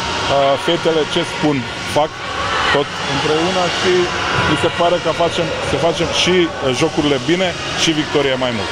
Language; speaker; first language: Romanian; non-native, learner; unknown